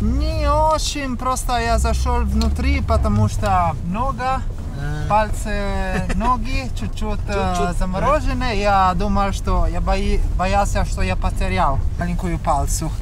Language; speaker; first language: Russian; non-native, learner; Italian